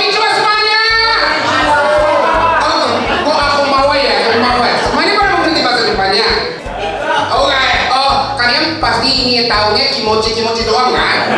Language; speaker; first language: Indonesian; non-native, fluent; Japanese